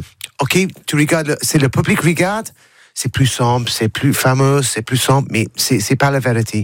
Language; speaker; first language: French; non-native, learner; English